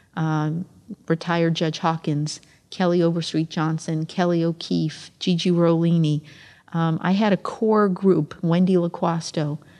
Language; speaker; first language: English; early bilingual, other home language; Amharic